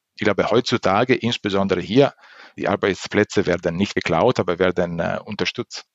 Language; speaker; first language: German; non-native, fluent; Italian